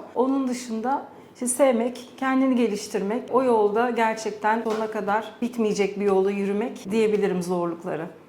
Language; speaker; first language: Turkish; early bilingual, heritage; Turkish